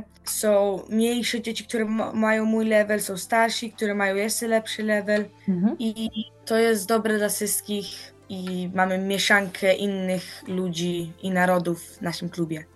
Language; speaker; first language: Polish; early bilingual, heritage; Polish